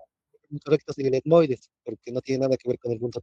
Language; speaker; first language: Spanish; native; Spanish